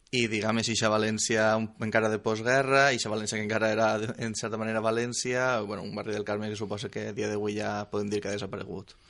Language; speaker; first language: Catalan; native; Catalan